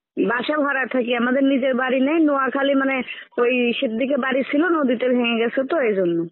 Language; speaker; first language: Bangla; native; Bangla